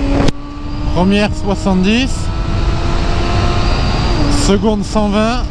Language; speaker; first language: French; native; French